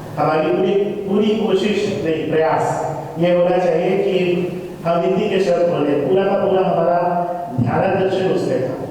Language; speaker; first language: Hindi; native; Hindi